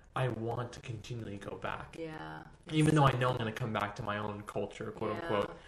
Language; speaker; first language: English; early bilingual, other home language; Spanish